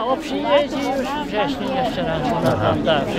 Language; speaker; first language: Polish; early bilingual, heritage; Polish